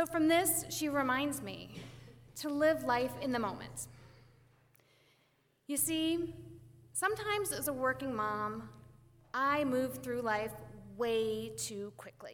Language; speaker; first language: English; native; English